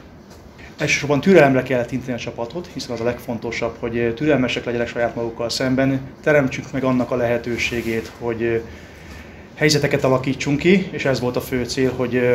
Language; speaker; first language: Hungarian; native; Hungarian